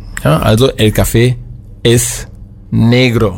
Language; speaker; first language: Spanish; non-native, fluent; German